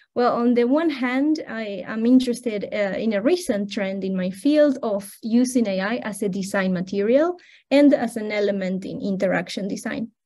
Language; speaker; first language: English; non-native, fluent; Spanish